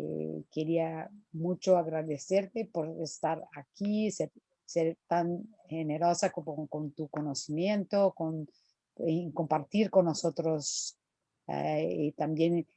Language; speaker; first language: Spanish; non-native, fluent; Portuguese